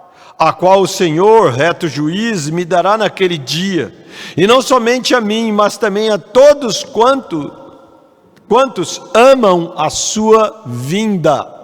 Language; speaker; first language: Portuguese; native; Portuguese